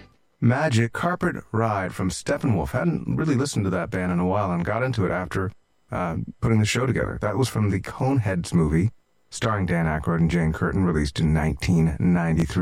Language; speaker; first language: English; native; English